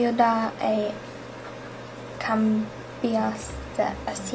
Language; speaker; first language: Spanish; non-native, learner; English